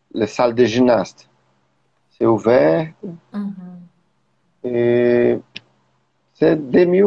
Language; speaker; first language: French; non-native, learner; Portuguese